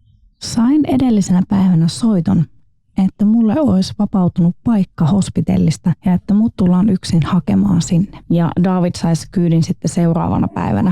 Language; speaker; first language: Finnish; native; Finnish